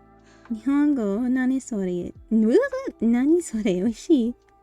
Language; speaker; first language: Japanese; non-native, learner; English